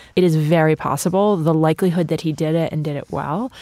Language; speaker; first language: English; early bilingual, other home language; Ukrainian